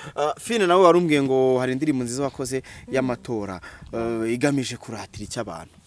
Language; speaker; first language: Kinyarwanda; native; Kinyarwanda